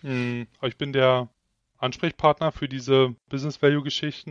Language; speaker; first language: German; native; German